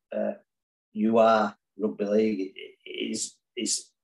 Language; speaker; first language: English; native; English